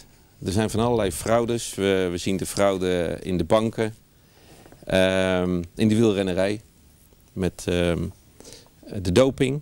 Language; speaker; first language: Dutch; native; Dutch